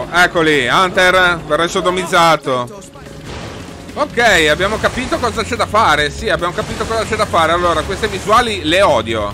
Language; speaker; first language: Italian; native; Italian